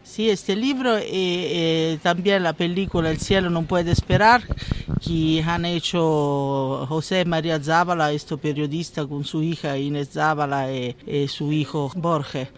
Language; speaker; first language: Spanish; non-native, learner; Italian